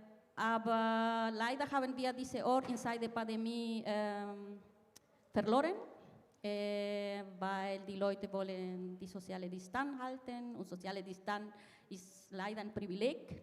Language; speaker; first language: German; non-native, fluent; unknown